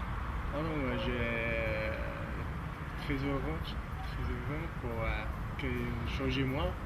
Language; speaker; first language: French; non-native, learner; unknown